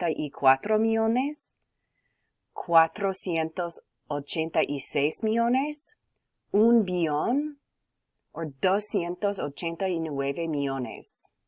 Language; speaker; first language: Spanish; non-native, learner; English